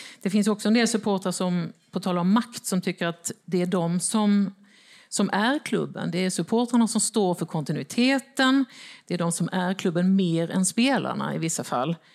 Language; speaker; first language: Swedish; native; Swedish